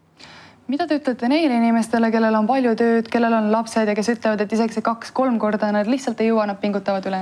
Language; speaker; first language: Estonian; native; Estonian